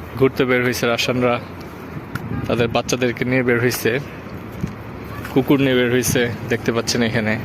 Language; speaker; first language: Bangla; native; Bangla